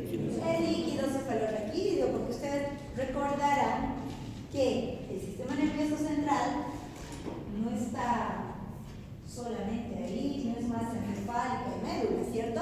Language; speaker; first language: Spanish; native; Spanish